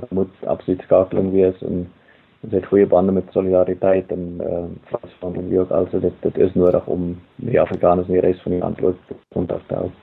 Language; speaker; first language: Afrikaans; non-native, fluent; German